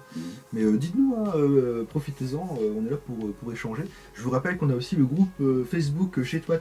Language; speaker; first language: French; native; French